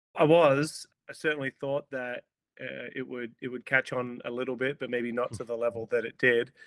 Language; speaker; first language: English; native; English